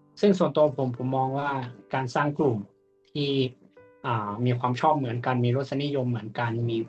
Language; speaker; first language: Thai; native; Thai